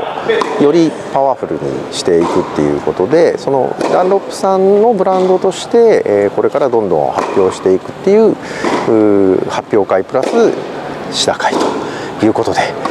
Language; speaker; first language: Japanese; native; Japanese